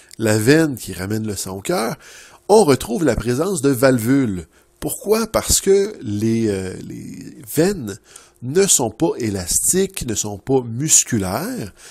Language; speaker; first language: French; native; French